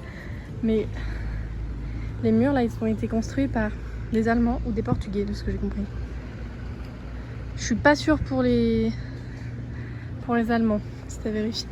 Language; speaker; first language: French; native; French